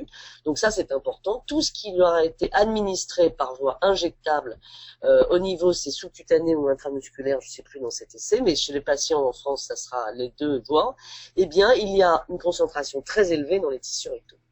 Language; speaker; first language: French; native; French